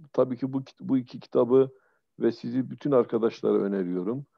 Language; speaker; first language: Turkish; native; Turkish